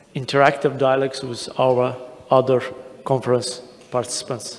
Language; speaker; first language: English; non-native, fluent; Azerbaijani